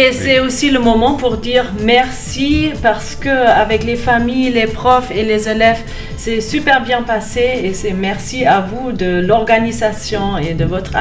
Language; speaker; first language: French; non-native, fluent; German